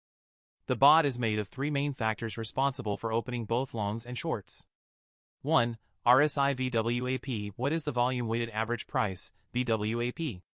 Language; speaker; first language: English; non-native, fluent; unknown